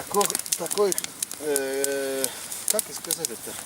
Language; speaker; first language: Russian; non-native, learner; Mongolian